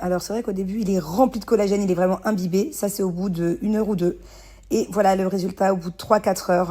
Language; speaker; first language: French; native; French